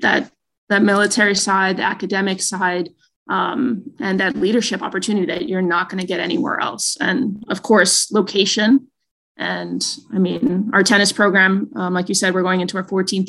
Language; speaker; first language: English; native; English